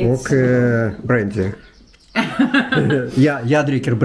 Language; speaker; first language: Swedish; non-native, learner; Russian